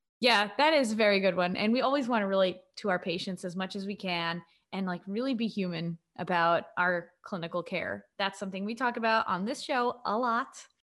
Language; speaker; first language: English; native; English